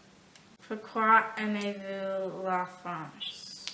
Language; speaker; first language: French; non-native, learner; English